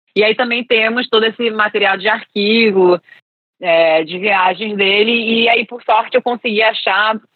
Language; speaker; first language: Portuguese; early bilingual, other home language; English